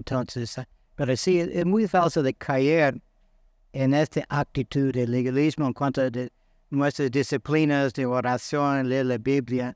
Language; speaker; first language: Spanish; non-native, fluent; English